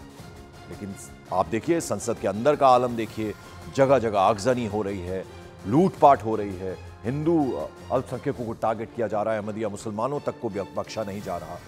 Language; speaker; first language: Hindi; native; Hindi